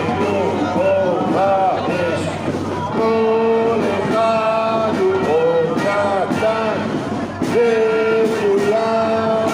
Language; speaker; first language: Hebrew; native; Hebrew